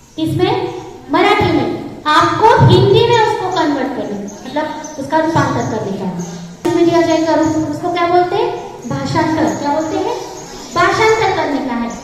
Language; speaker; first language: Hindi; non-native, local second language; Marathi